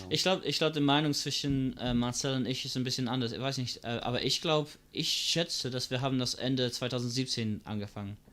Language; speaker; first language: German; non-native, fluent; English